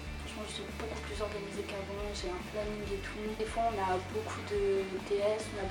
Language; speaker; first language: French; native; French